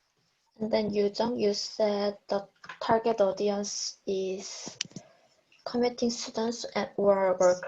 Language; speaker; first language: English; non-native, learner; Korean